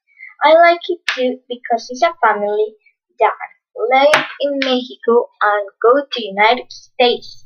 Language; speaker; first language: English; non-native, learner; Spanish